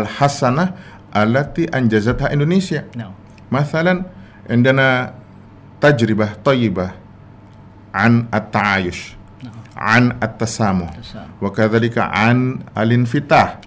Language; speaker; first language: Arabic; non-native, fluent; Indonesian